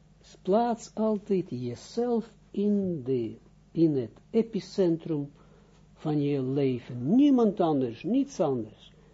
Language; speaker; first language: Dutch; non-native, fluent; Russian